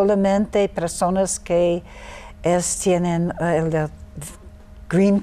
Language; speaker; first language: Spanish; non-native, learner; English